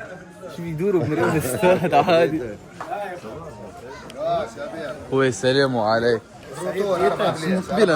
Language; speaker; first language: Arabic; native; Arabic